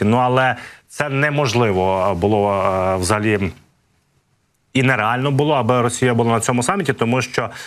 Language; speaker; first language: Ukrainian; native; Ukrainian